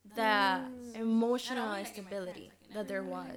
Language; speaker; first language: English; early bilingual, other home language; Spanish